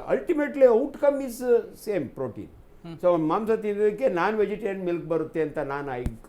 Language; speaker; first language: Kannada; native; Kannada